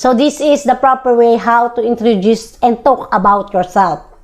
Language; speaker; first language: English; non-native, local second language; Filipino